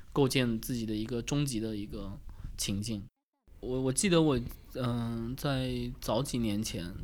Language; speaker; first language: Chinese; native; Chinese